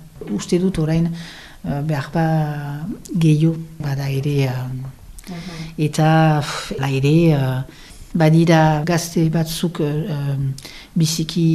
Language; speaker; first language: Basque; non-native, local second language; French